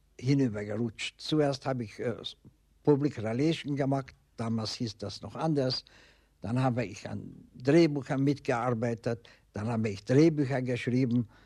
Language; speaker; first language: German; non-native, fluent; Hungarian